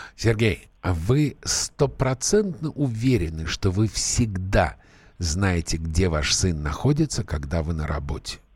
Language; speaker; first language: Russian; native; Russian